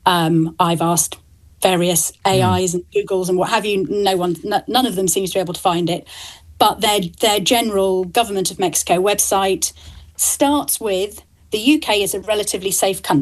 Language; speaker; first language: English; native; English